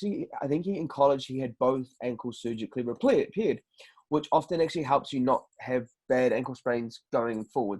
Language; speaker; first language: English; native; English